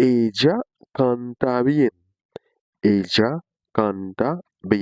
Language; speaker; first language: Spanish; non-native, learner; Haitian Creole